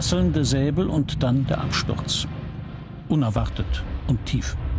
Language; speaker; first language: German; native; German